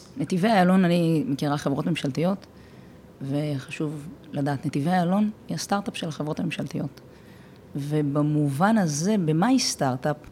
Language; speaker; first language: Hebrew; native; Hebrew